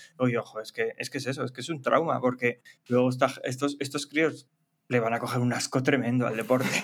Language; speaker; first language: Spanish; native; Spanish